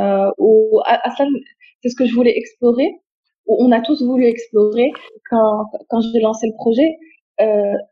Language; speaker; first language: French; non-native, local second language; Arabic